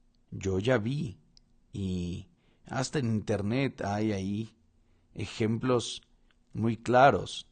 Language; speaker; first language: Spanish; non-native, fluent; Portuguese